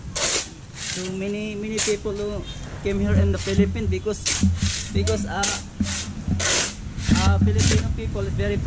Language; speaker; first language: English; non-native, learner; Filipino